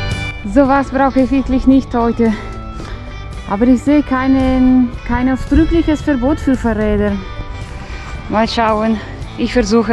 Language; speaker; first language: German; non-native, fluent; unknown